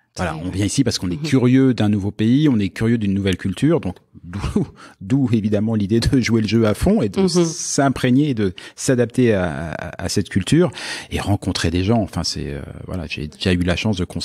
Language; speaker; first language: French; native; French